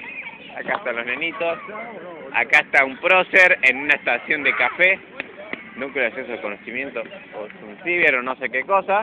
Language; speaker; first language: Spanish; native; Spanish